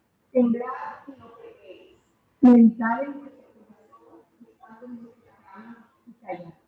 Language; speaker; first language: Spanish; native; Spanish